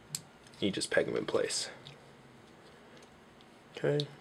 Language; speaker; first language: English; native; English